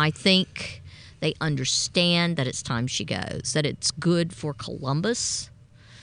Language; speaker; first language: English; native; English